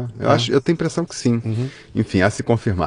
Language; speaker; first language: Portuguese; native; Portuguese